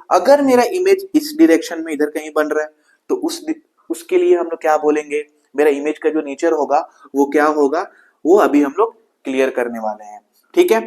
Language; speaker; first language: Hindi; non-native, local second language; Bangla